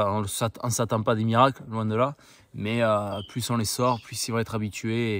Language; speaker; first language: French; native; French